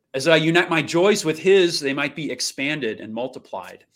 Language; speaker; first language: English; native; English